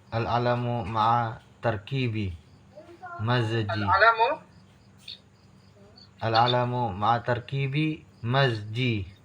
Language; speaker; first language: Arabic; non-native, learner; Indonesian